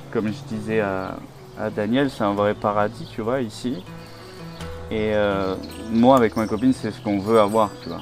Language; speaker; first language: French; native; French